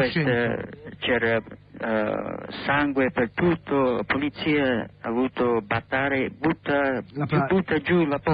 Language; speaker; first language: Italian; non-native, learner; English